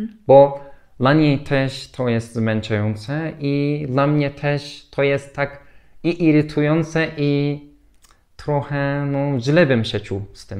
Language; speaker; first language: Polish; non-native, learner; Turkish